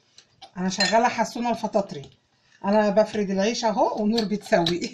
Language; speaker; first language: Arabic; native; Arabic